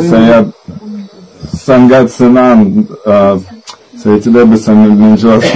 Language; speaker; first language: Indonesian; non-native, learner; Russian